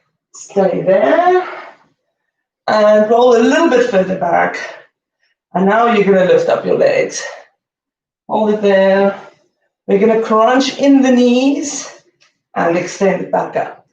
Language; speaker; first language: English; native; English